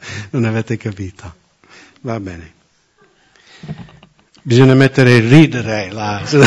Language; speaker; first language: Italian; non-native, fluent; English